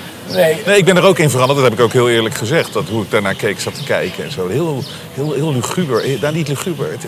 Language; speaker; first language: Dutch; native; Dutch